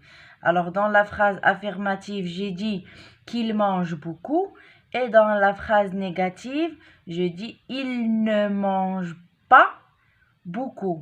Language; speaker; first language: French; non-native, local second language; Arabic